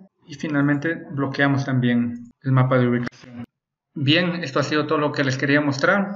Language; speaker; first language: Spanish; native; Spanish